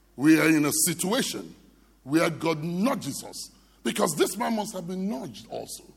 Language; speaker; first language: English; non-native, local second language; Yoruba